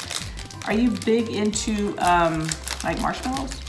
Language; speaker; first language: English; native; English